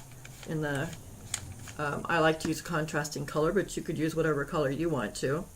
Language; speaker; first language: English; native; English